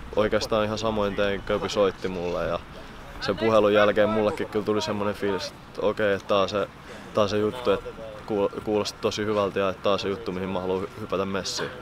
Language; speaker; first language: Finnish; native; Finnish